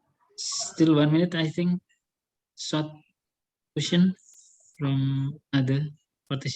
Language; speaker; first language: English; non-native, learner; Indonesian